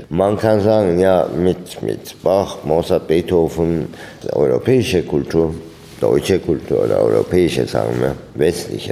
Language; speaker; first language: German; non-native, fluent; Turkish